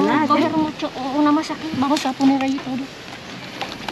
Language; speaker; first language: Spanish; non-native, learner; Filipino